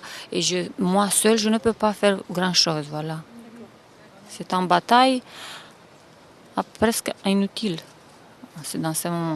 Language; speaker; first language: French; non-native, learner; Romanian